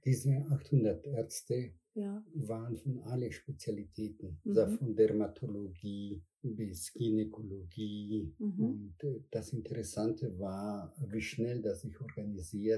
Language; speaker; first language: German; non-native, fluent; Spanish